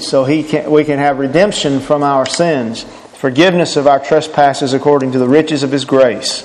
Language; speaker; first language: English; native; English